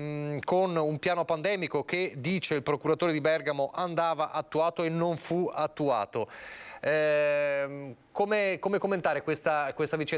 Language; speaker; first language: Italian; native; Italian